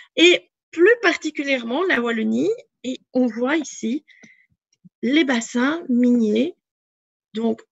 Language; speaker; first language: French; native; French